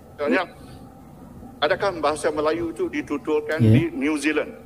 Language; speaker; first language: Malay; non-native, local second language; Iban